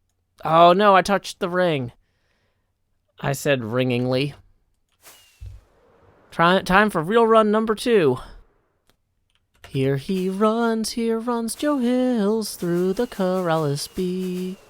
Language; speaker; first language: English; native; English